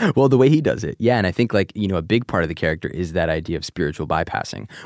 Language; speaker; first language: English; native; English